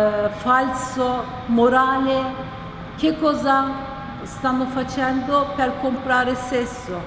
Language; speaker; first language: Italian; non-native, learner; Turkish